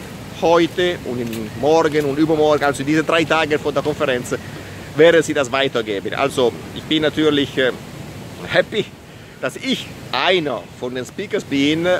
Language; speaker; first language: German; non-native, fluent; Italian